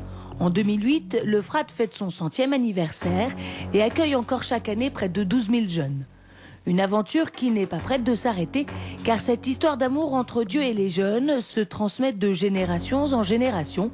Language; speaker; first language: French; native; French